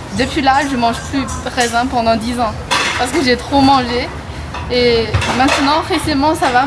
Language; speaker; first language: French; non-native, learner; Chinese